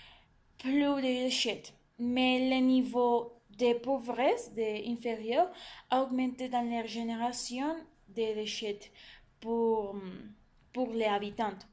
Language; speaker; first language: French; non-native, learner; Spanish